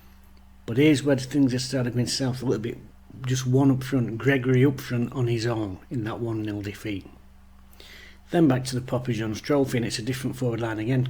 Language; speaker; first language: English; native; English